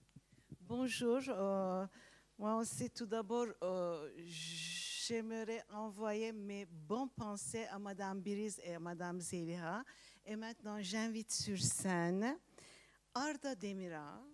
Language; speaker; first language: French; non-native, fluent; Turkish